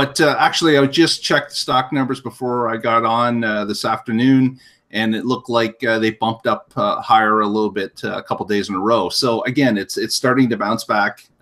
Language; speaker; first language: English; native; English